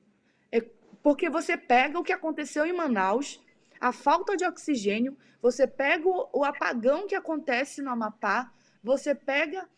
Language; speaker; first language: Portuguese; native; Portuguese